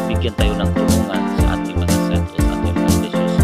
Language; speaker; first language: Filipino; native; Filipino